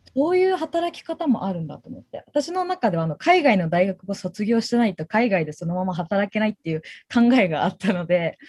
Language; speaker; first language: Japanese; native; Japanese